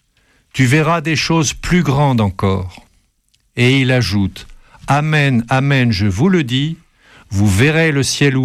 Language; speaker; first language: French; native; French